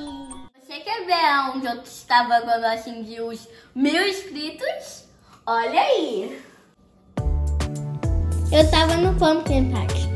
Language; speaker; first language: Portuguese; early bilingual, heritage; Portuguese